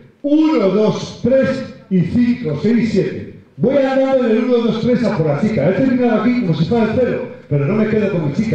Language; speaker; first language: Spanish; native; Spanish